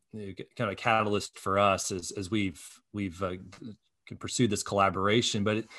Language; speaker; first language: English; native; English